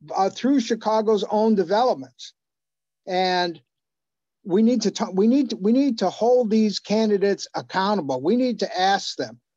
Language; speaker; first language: English; native; English